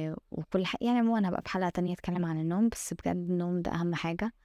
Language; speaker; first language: Arabic; native; Arabic